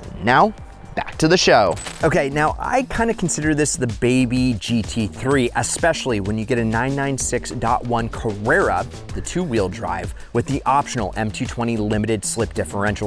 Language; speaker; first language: English; native; English